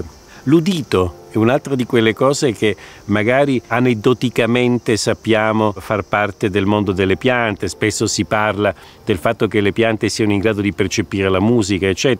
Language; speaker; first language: Italian; native; Italian